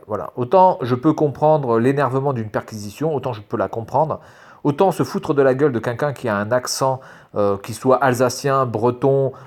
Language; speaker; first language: French; native; French